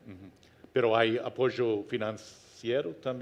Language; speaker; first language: Spanish; non-native, fluent; Portuguese